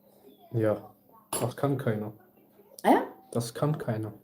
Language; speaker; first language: German; early bilingual, other home language; Kurdish